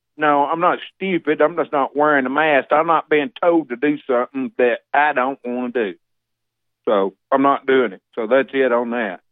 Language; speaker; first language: English; native; English